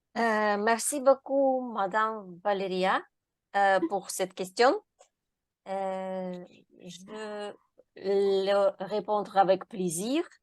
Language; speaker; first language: French; non-native, learner; Ukrainian